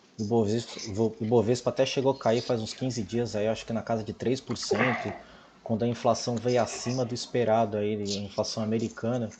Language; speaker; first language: Portuguese; native; Portuguese